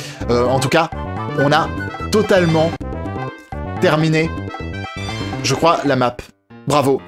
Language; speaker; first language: French; native; French